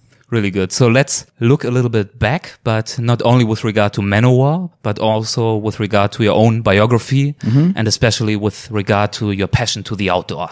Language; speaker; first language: English; non-native, fluent; German